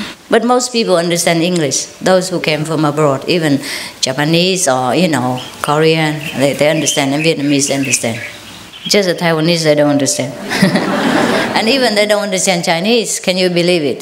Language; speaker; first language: English; non-native, fluent; Vietnamese